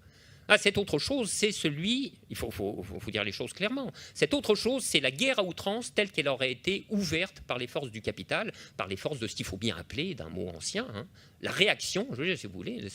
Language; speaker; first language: French; native; French